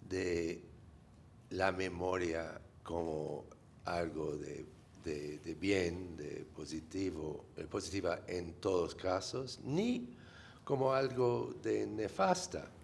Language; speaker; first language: Spanish; non-native, fluent; English